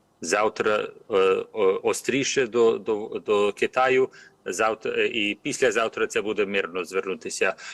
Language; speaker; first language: Ukrainian; early bilingual, heritage; Ukrainian